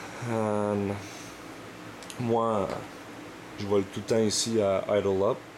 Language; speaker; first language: French; native; French